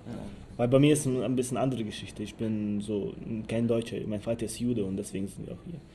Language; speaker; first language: German; early bilingual, other home language; Russian